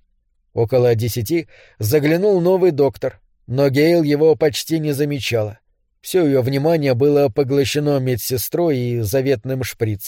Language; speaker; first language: Russian; native; Russian